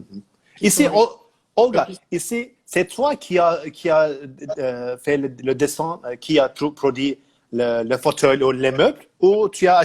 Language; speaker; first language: French; non-native, learner; Turkish